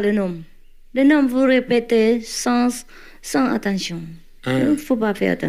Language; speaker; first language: French; non-native, learner; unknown